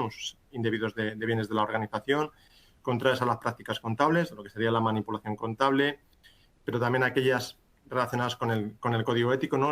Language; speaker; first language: Spanish; native; Spanish